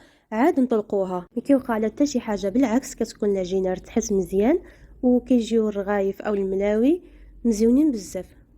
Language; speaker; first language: Arabic; native; Arabic